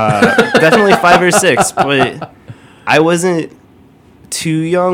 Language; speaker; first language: English; native; English